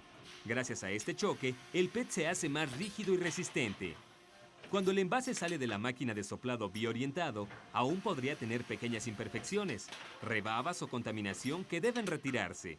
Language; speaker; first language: Spanish; native; Spanish